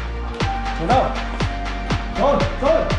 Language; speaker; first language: Vietnamese; native; Vietnamese